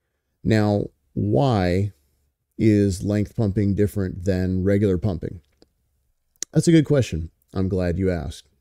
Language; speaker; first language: English; native; English